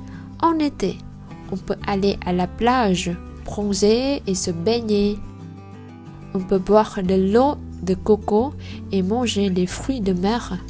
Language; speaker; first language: French; non-native, learner; Vietnamese